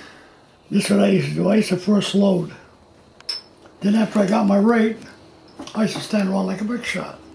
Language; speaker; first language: English; native; English